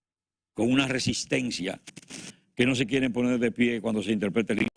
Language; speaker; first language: Spanish; native; Spanish